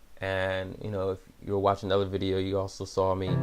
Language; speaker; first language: English; native; English